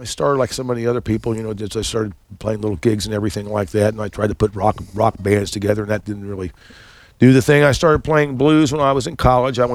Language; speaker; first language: English; native; English